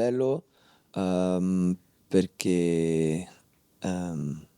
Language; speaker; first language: Italian; non-native, fluent; Dutch